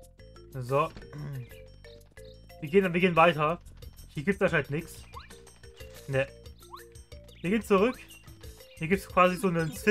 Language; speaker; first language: German; native; German